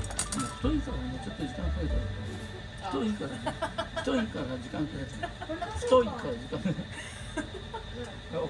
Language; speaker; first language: Japanese; native; Japanese